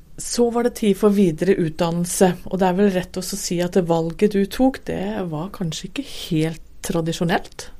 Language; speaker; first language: Norwegian; native; Norwegian